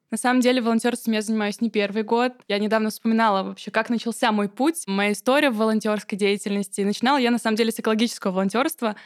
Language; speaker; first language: Russian; native; Russian